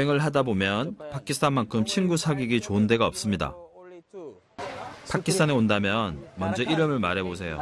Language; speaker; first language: Korean; native; Korean